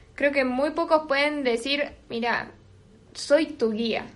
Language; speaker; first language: Spanish; native; Spanish